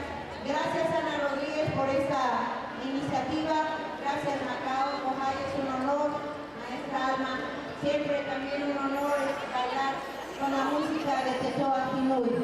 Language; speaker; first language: Spanish; native; Spanish